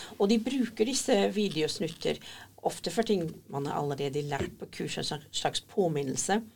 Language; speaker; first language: Norwegian; non-native, fluent; English